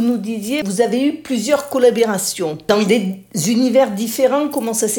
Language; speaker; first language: French; native; French